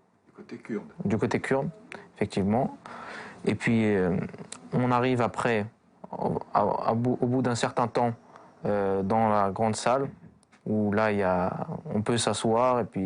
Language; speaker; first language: French; early bilingual, other home language; Kurdish